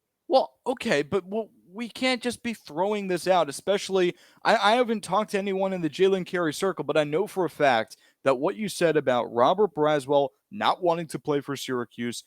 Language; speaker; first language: English; native; English